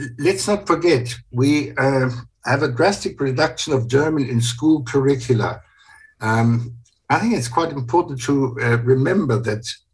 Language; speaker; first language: English; non-native, fluent; German